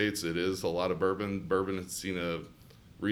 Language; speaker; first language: English; native; English